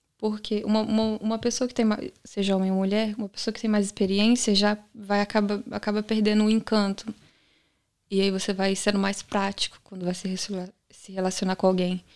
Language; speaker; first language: Portuguese; native; Portuguese